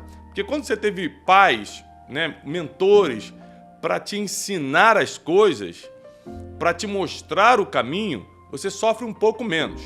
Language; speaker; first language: Portuguese; native; Portuguese